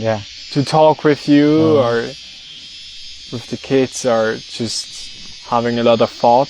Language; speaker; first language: English; non-native, fluent; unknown